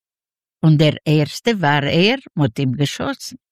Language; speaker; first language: German; non-native, learner; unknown